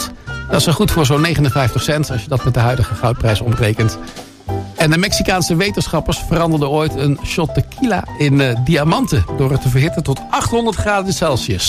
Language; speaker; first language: Dutch; native; Dutch